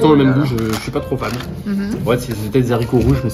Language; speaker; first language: French; native; French